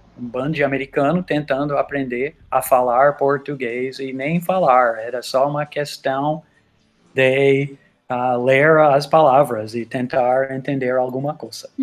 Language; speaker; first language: Portuguese; non-native, fluent; English